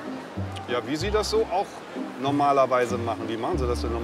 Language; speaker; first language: German; native; German